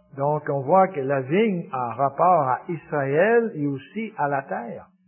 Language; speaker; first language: French; native; French